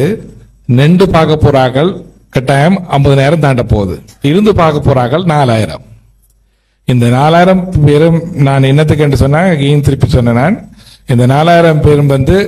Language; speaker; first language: Tamil; native; Tamil